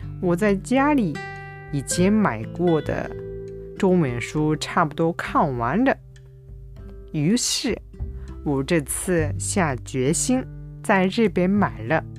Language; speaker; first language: Chinese; non-native, fluent; Japanese